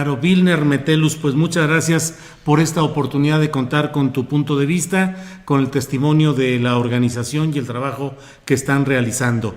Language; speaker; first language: Spanish; native; Spanish